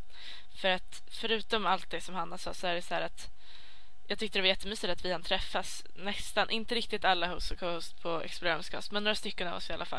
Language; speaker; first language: Swedish; native; Swedish